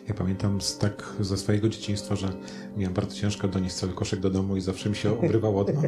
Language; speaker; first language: Polish; native; Polish